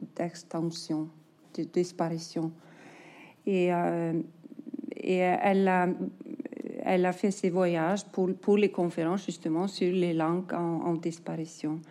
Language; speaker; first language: French; non-native, fluent; Icelandic